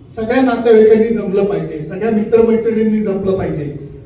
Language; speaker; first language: Marathi; native; Marathi